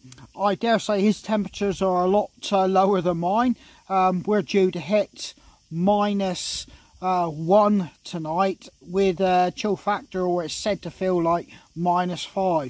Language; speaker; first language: English; native; English